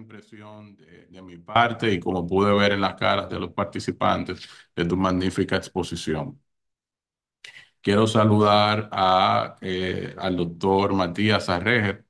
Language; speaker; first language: Spanish; native; Spanish